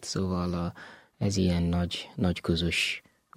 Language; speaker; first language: Hungarian; non-native, learner; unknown